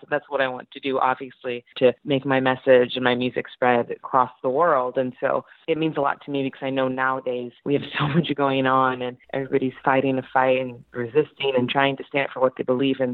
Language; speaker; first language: English; native; English